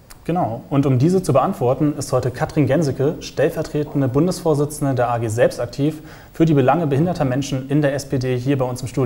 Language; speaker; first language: German; native; German